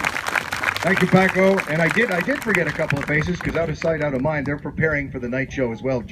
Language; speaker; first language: English; native; English